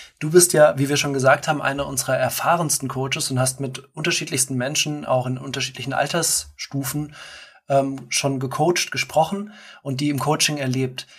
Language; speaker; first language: German; native; German